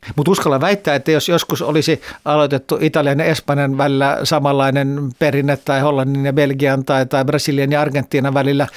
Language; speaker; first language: Finnish; native; Finnish